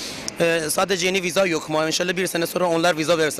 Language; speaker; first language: Turkish; non-native, learner; Persian